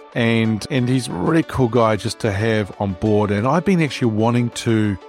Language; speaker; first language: English; native; English